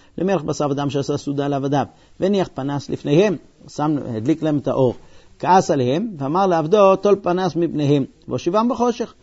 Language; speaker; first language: Hebrew; non-native, fluent; English